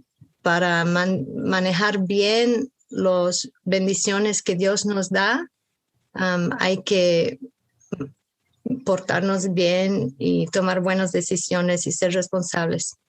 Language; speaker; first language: Spanish; early bilingual, heritage; Spanish